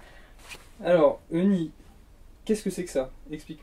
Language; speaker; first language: French; native; French